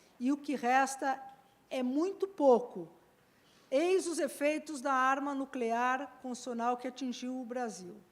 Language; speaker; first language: Portuguese; native; Portuguese